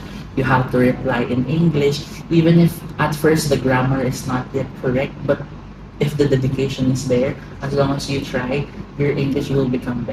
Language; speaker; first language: English; non-native, fluent; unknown